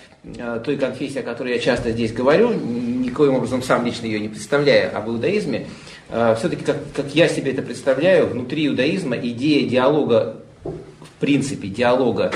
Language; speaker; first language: Russian; native; Russian